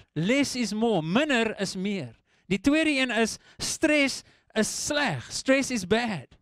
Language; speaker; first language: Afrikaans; non-native, local second language; English